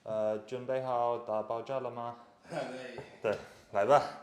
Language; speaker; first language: Chinese; non-native, fluent; English